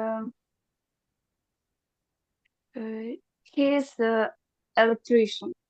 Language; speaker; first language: English; non-native, learner; Ukrainian